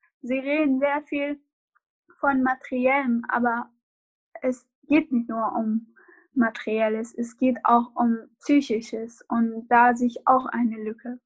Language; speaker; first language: German; non-native, fluent; Arabic